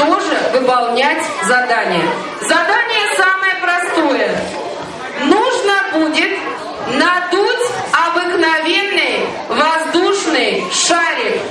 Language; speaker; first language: Russian; native; Russian